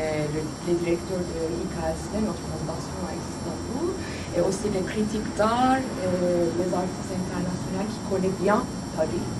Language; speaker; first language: French; non-native, fluent; Turkish